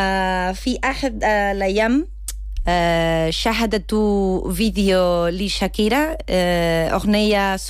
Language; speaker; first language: Arabic; non-native, learner; Spanish